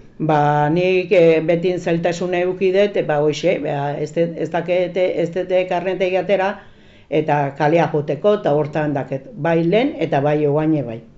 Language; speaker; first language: Basque; native; Basque